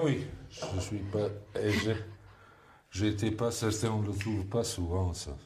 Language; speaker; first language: French; non-native, fluent; Italian